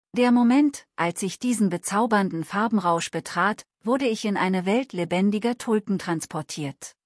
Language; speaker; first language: German; non-native, learner; Telugu